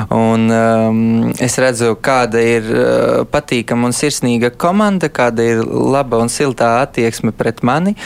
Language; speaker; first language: Latvian; early bilingual, heritage; Latvian